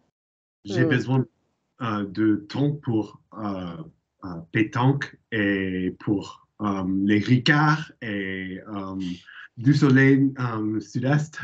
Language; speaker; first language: French; non-native, learner; English